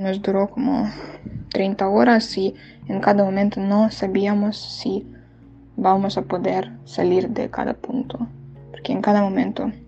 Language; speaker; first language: Spanish; non-native, fluent; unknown